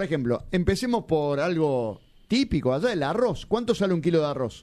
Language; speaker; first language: Spanish; native; Spanish